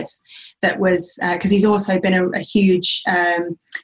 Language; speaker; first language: English; native; English